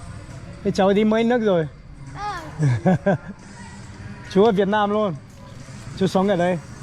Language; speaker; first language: Vietnamese; non-native, fluent; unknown